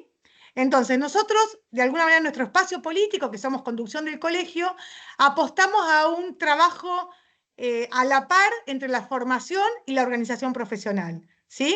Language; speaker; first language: Spanish; native; Spanish